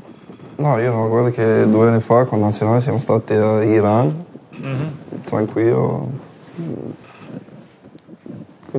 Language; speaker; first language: Italian; non-native, learner; English